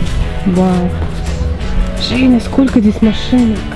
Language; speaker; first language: Russian; native; Russian